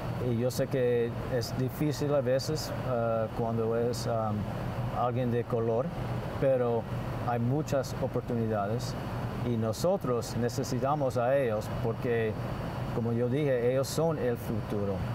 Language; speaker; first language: Spanish; early bilingual, heritage; Spanish